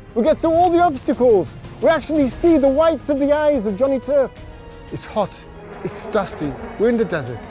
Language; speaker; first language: English; native; English